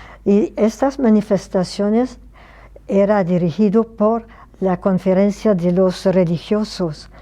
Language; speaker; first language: Spanish; non-native, fluent; French